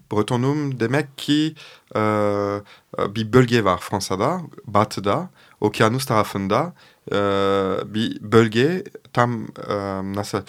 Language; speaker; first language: Turkish; non-native, fluent; French